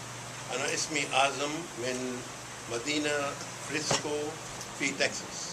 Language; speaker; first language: Arabic; non-native, learner; English